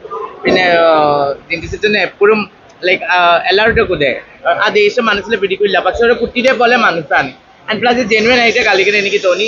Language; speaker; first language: Malayalam; non-native, local second language; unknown